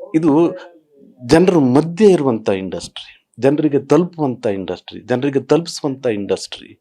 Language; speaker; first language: Kannada; native; Kannada